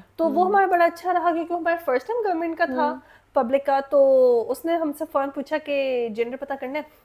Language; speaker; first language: Urdu; native; Urdu